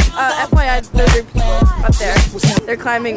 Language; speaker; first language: English; native; English